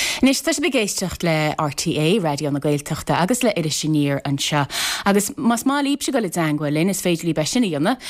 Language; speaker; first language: Irish; native; Irish